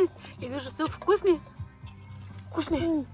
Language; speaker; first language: Russian; non-native, fluent; Mongolian